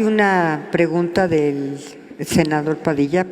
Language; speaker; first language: Spanish; native; Spanish